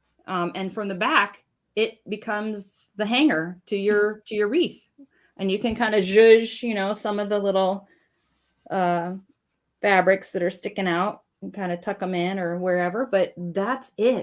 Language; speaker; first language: English; native; English